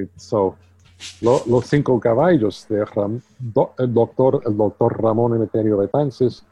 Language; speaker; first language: Spanish; early bilingual, heritage; English